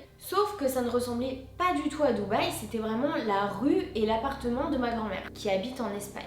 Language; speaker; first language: French; native; French